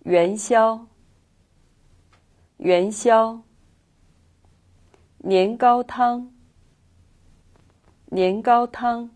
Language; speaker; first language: Chinese; non-native, fluent; Korean